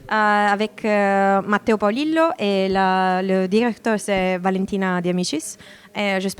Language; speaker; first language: French; non-native, learner; Italian